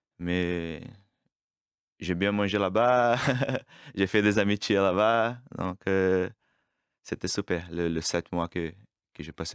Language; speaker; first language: French; non-native, learner; Portuguese